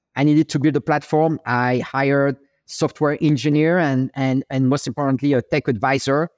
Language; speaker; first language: English; non-native, fluent; French